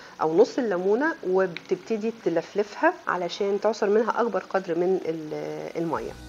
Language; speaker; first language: Arabic; native; Arabic